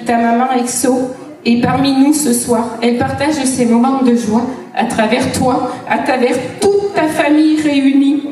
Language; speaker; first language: French; native; French